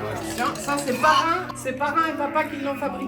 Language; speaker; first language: French; native; French